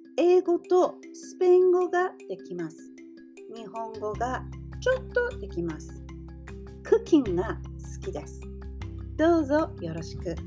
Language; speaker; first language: Japanese; non-native, learner; English